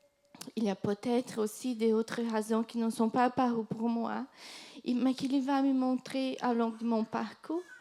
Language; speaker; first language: French; non-native, fluent; Portuguese